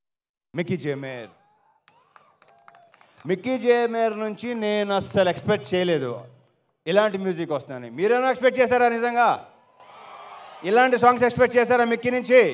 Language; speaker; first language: Telugu; native; Telugu